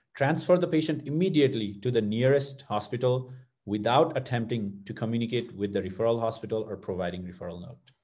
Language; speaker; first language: English; non-native, local second language; Nepali